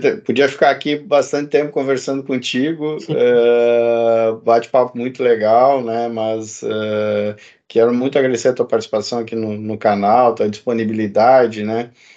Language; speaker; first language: Portuguese; native; Portuguese